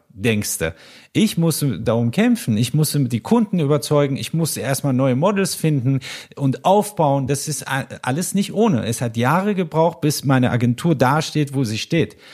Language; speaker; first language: German; early bilingual, other home language; Persian